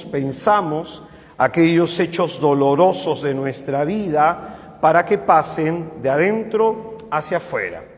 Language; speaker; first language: Spanish; native; Spanish